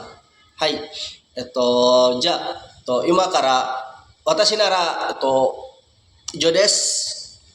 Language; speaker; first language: Japanese; non-native, learner; Indonesian